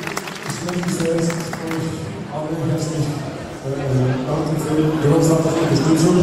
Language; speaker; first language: German; non-native, learner; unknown